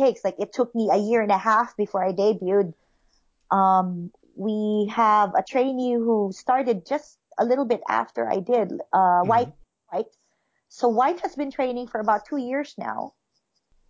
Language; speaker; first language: English; non-native, local second language; Filipino